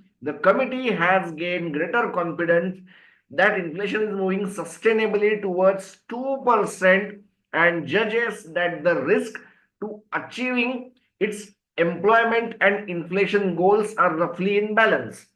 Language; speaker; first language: English; non-native, local second language; Marathi